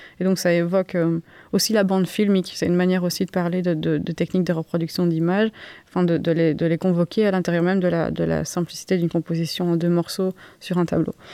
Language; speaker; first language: French; native; French